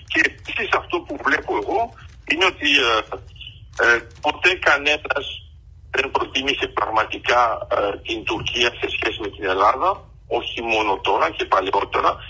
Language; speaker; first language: Greek; early bilingual, heritage; Greek